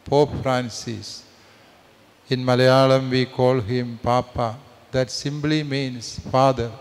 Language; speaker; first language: English; non-native, local second language; Malayalam